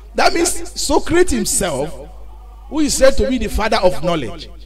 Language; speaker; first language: English; non-native, local second language; Yoruba